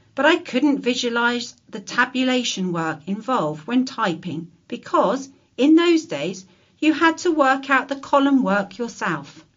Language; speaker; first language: English; native; English